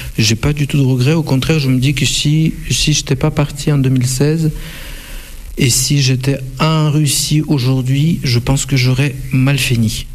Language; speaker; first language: French; non-native, fluent; Russian